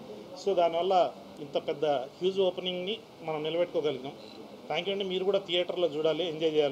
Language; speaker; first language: Telugu; native; Telugu